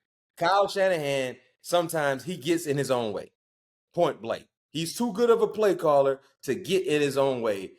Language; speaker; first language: English; native; English